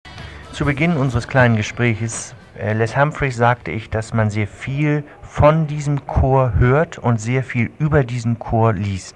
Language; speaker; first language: German; native; German